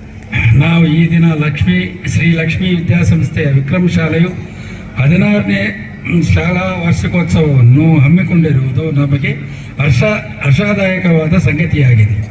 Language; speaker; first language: Kannada; native; Kannada